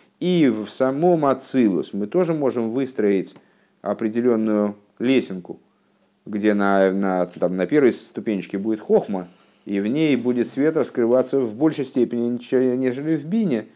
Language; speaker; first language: Russian; native; Russian